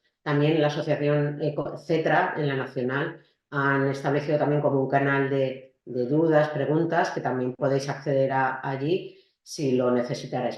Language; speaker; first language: Spanish; native; Spanish